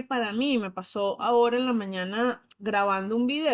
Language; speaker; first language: Spanish; native; Spanish